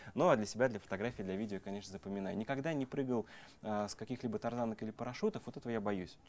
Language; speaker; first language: Russian; native; Russian